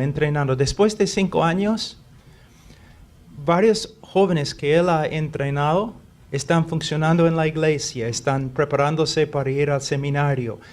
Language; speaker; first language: Spanish; non-native, fluent; English